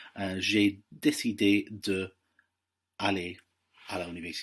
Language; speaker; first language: French; non-native, fluent; English